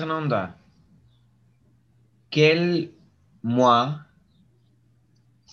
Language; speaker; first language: French; non-native, learner; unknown